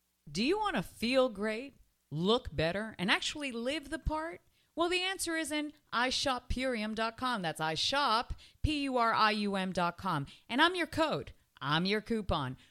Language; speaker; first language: English; early bilingual, other home language; Spanish